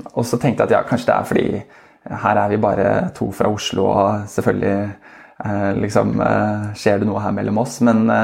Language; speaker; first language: Norwegian; native; Norwegian